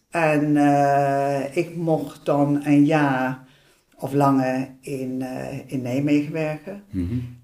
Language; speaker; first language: Dutch; non-native, fluent; English